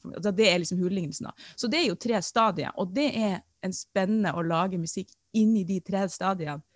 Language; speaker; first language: Norwegian; native; Norwegian